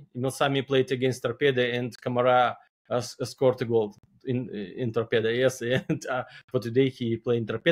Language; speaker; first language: English; non-native, learner; Belarusian